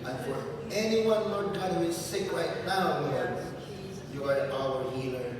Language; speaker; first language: English; non-native, local second language; Filipino